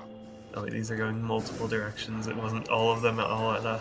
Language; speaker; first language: English; native; English